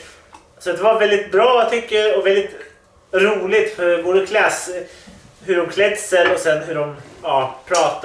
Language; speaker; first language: Swedish; non-native, learner; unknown